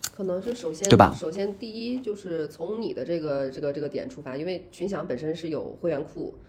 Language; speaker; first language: Chinese; native; Chinese